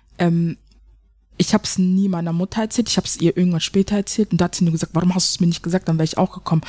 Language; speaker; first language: German; early bilingual, other home language; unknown